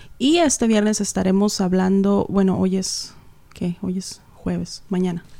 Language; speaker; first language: Spanish; native; Spanish